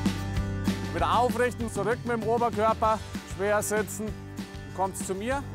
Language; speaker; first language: German; native; German